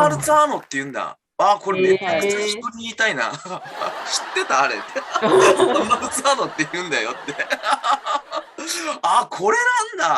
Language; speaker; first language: Japanese; native; Japanese